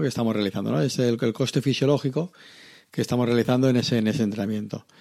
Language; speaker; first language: Spanish; native; Spanish